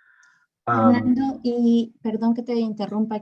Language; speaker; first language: Spanish; native; Spanish